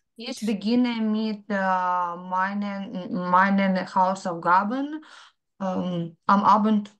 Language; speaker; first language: German; non-native, learner; Ukrainian